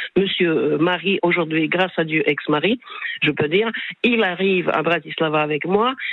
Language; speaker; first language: French; non-native, fluent; Slovak